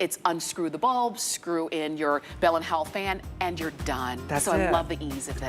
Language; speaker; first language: English; native; English